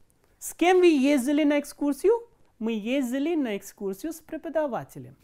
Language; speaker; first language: Russian; non-native, fluent; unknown